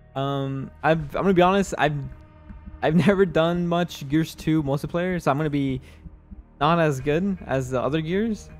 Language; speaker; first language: English; early bilingual, other home language; Spanish